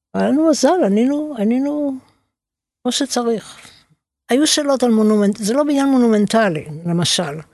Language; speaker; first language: Hebrew; native; Hebrew